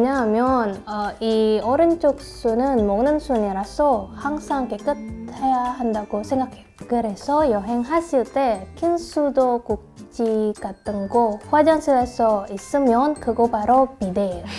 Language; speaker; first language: Korean; non-native, learner; Indonesian